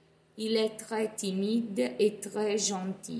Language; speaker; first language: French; non-native, fluent; Italian